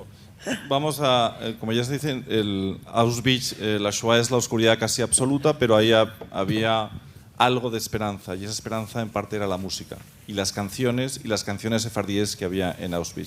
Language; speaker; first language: Spanish; native; Spanish